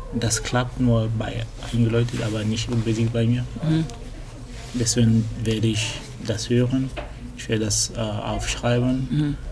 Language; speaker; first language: German; early bilingual, other home language; French